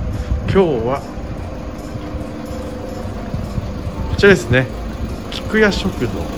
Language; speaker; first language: Japanese; native; Japanese